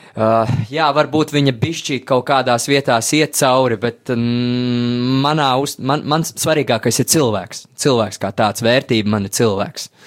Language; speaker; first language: Latvian; native; Latvian